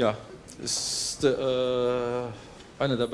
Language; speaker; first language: German; non-native, learner; Turkish